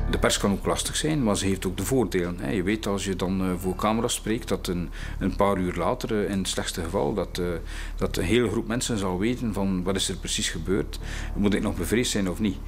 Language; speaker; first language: Dutch; native; Dutch